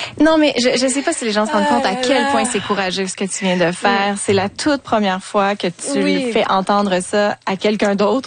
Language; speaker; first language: French; native; French